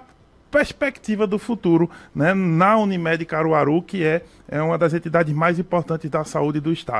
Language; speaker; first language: Portuguese; native; Portuguese